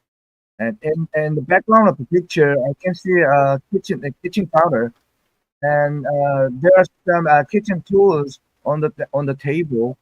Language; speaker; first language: English; non-native, learner; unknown